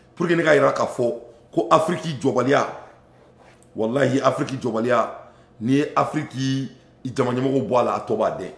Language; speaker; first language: French; non-native, local second language; Bambara